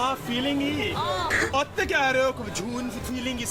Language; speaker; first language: Korean; non-native, learner; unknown